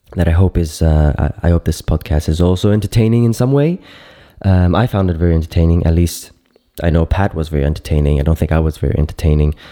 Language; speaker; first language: English; non-native, fluent; Greek